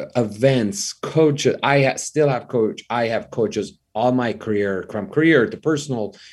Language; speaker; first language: English; non-native, fluent; Persian